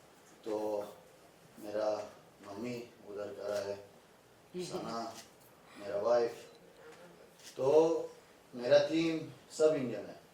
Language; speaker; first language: Hindi; non-native, fluent; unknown